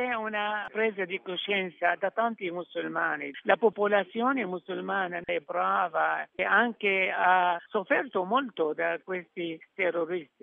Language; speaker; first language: Italian; non-native, fluent; Arabic